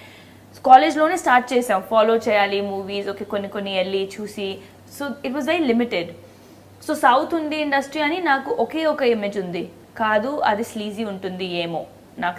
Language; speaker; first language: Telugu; non-native, fluent; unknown